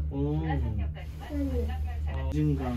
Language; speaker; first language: Korean; native; Korean